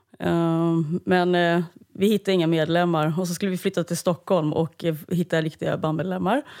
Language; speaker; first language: Swedish; native; Swedish